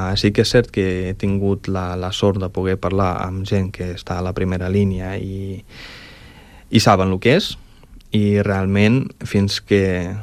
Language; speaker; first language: Catalan; early bilingual, other home language; Ukrainian